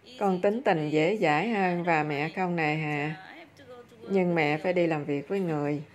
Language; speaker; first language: Vietnamese; native; Vietnamese